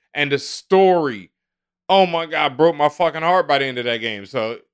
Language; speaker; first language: English; native; English